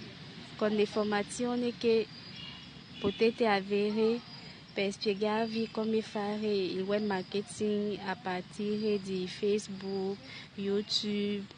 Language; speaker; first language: Italian; non-native, learner; French